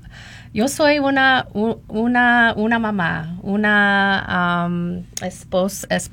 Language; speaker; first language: Spanish; non-native, learner; English